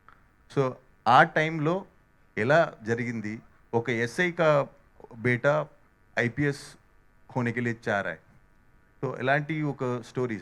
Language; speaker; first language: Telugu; non-native, learner; Hindi